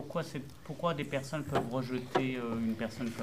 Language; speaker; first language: French; native; French